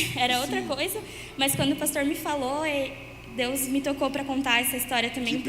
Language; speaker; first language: Portuguese; native; Portuguese